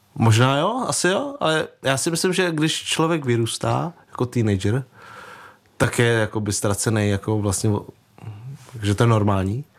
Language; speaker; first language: Czech; early bilingual, other home language; Vietnamese